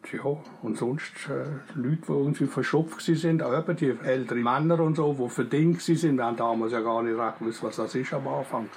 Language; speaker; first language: German; native; German